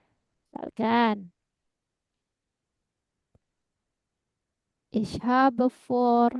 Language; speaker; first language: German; non-native, fluent; Indonesian